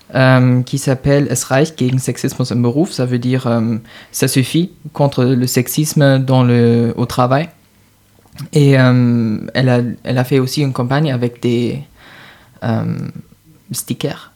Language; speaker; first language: French; non-native, fluent; German